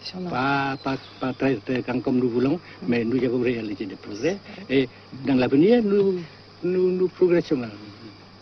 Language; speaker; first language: French; non-native, fluent; Vietnamese